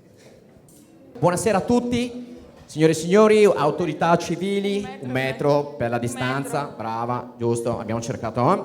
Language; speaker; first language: Italian; native; Italian